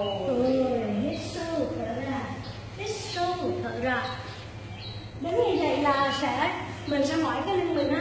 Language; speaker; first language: Vietnamese; native; Vietnamese